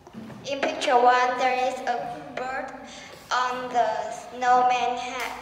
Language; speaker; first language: English; non-native, learner; Vietnamese